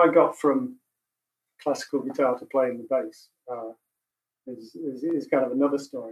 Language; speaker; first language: English; native; English